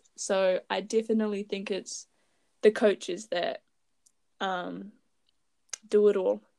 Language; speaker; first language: English; native; English